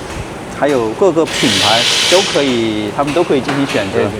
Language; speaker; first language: Chinese; native; Chinese